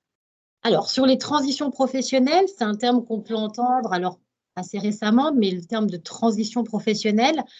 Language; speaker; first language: French; native; French